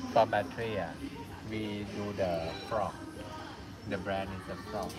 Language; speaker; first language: English; non-native, learner; Thai